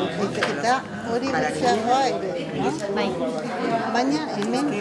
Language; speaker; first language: Basque; non-native, local second language; Spanish